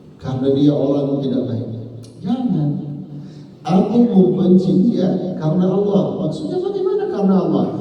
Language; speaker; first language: Indonesian; non-native, learner; Arabic